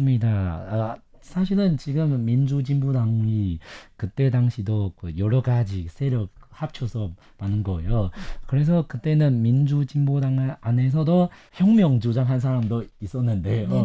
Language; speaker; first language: Korean; non-native, fluent; Chinese